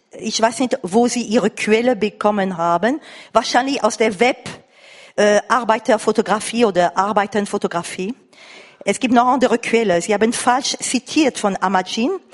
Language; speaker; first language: German; non-native, fluent; Arabic